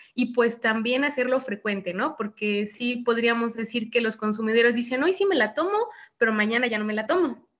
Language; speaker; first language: Spanish; native; Spanish